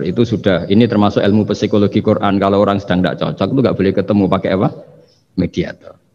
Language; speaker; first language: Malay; non-native, local second language; Javanese